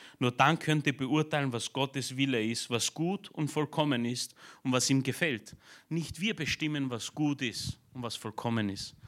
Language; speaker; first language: German; early bilingual, other home language; Romanian